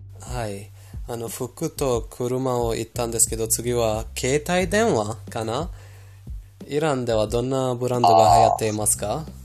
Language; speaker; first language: Japanese; non-native, fluent; Persian